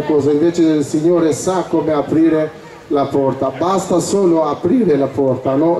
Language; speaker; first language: Italian; non-native, fluent; Albanian